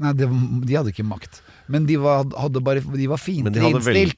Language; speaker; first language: Norwegian; native; Norwegian